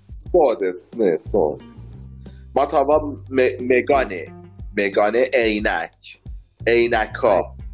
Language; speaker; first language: Japanese; non-native, learner; Persian